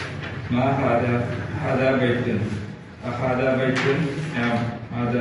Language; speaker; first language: Arabic; non-native, learner; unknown